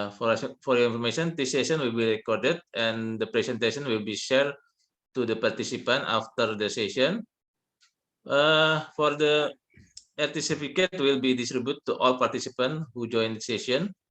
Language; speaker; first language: English; non-native, learner; Indonesian